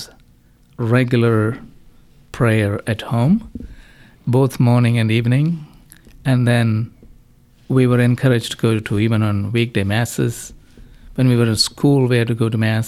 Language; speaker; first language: English; non-native, local second language; Malayalam